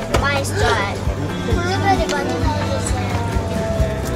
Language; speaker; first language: Korean; early bilingual, other home language; Russian